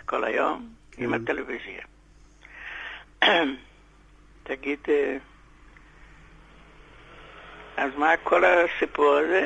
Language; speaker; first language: Hebrew; non-native, fluent; Yiddish